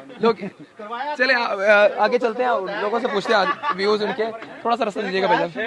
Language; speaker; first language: Urdu; non-native, local second language; Punjabi